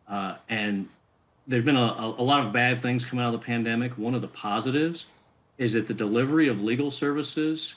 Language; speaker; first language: English; native; English